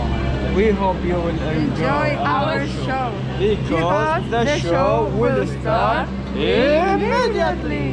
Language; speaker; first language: English; non-native, fluent; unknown